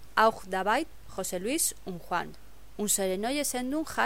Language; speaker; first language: German; non-native, fluent; Spanish